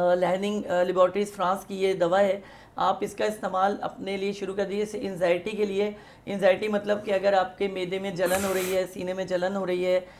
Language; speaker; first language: Urdu; native; Urdu